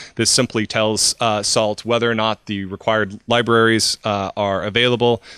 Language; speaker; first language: English; native; English